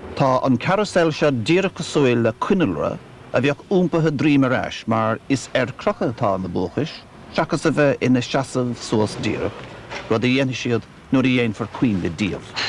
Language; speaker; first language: Irish; native; Irish